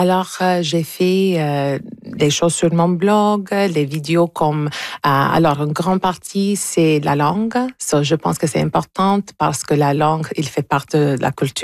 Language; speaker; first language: French; non-native, fluent; English